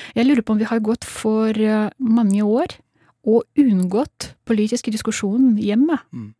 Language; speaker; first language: Norwegian; non-native, fluent; Russian